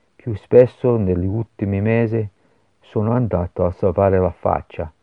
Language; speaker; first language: Italian; non-native, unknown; English